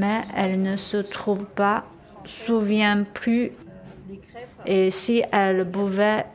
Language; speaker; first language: French; non-native, learner; Chinese